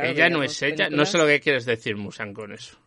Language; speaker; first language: Spanish; native; Spanish